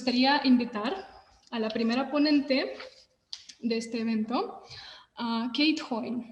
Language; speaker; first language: Spanish; non-native, fluent; Russian